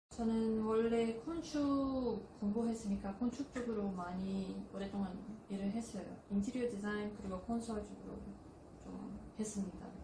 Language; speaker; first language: Korean; non-native, fluent; Portuguese